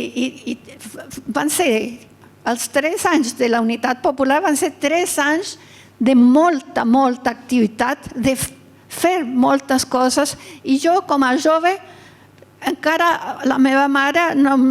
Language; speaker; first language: Catalan; early bilingual, heritage; Catalan